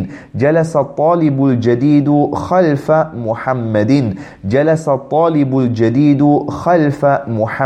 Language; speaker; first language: Arabic; non-native, fluent; English